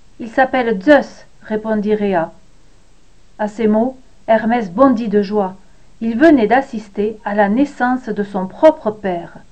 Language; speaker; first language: French; native; French